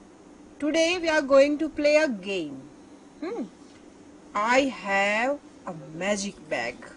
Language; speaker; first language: English; non-native, fluent; Gujarati